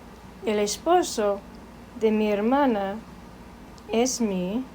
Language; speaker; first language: Spanish; non-native, fluent; English